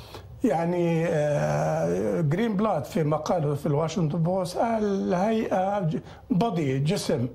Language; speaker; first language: Arabic; native; Arabic